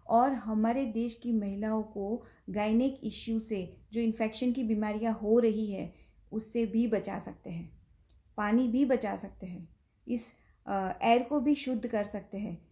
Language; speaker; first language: Hindi; non-native, local second language; Gujarati